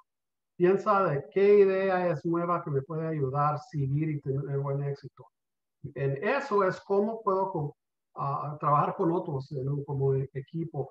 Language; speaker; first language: Spanish; early bilingual, heritage; Spanish